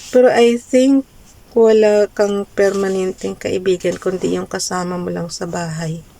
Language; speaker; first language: Filipino; non-native, local second language; Cebuano